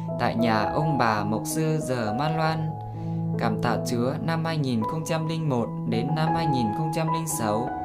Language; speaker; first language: Vietnamese; non-native, local second language; Iu Mien